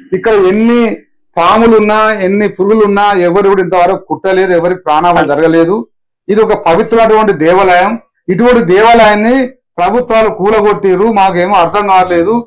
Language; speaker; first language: Telugu; non-native, local second language; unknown